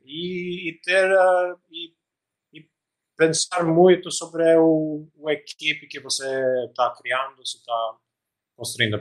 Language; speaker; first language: Portuguese; non-native, fluent; Albanian